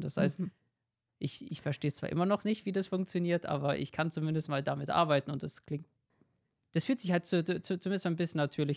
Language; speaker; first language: German; native; German